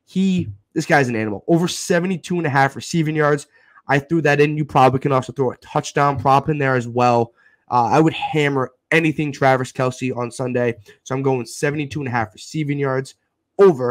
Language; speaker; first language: English; native; English